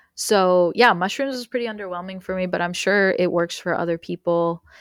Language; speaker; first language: English; early bilingual, other home language; Spanish